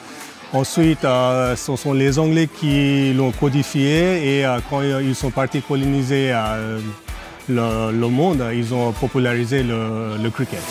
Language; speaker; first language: French; non-native, fluent; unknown